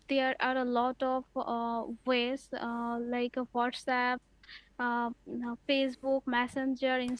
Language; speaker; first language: English; non-native, learner; Bangla